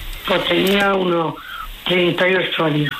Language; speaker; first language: Spanish; native; Spanish